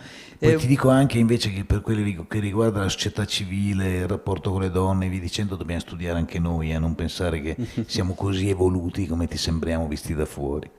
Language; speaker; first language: Italian; native; Italian